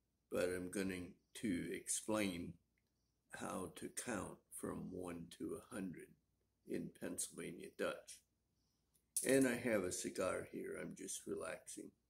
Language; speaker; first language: English; native; English